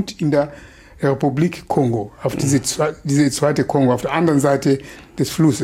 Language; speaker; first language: German; non-native, fluent; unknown